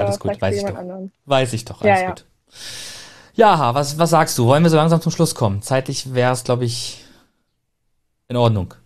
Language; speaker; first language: German; native; German